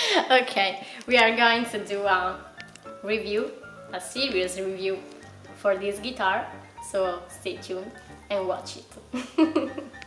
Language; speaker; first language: English; non-native, fluent; Italian